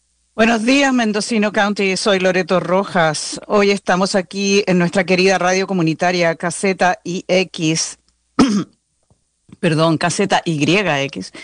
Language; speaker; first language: Spanish; native; Spanish